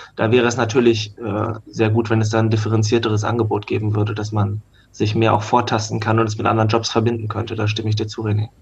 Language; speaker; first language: German; native; German